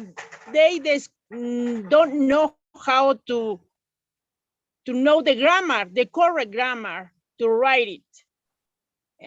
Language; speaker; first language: English; non-native, learner; Spanish